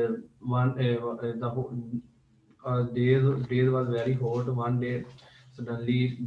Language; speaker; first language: English; non-native, learner; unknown